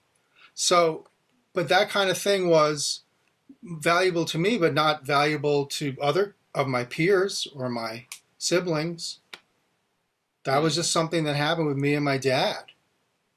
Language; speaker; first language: English; native; English